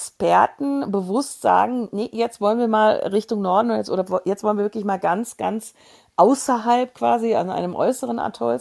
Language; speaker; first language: German; native; German